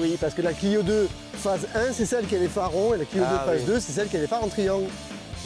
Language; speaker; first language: French; native; French